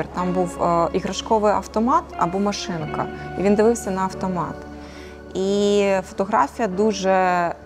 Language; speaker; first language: Ukrainian; native; Ukrainian